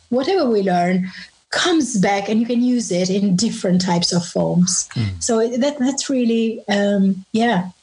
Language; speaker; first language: English; non-native, fluent; Albanian